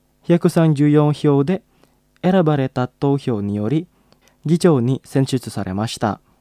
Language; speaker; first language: Japanese; non-native, fluent; Indonesian